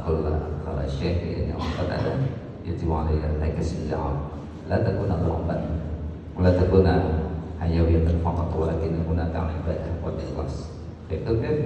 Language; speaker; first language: Arabic; non-native, learner; Indonesian